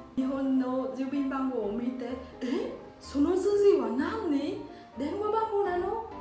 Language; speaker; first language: Japanese; non-native, fluent; Vietnamese